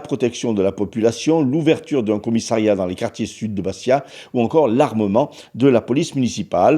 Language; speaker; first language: French; native; French